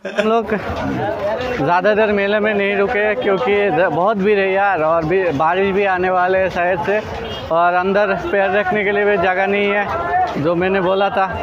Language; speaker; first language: Hindi; non-native, local second language; Bangla